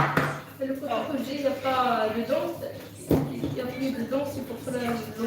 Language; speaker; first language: French; non-native, local second language; Arabic